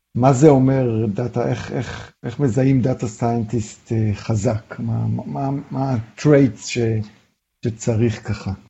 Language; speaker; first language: Hebrew; native; Hebrew